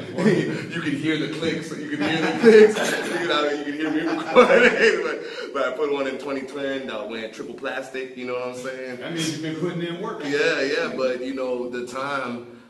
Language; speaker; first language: English; native; English